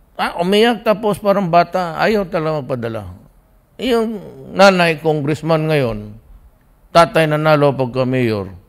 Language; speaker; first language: Filipino; non-native, local second language; Cebuano